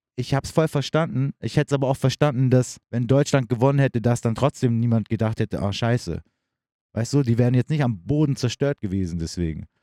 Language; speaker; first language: German; early bilingual, other home language; Turkish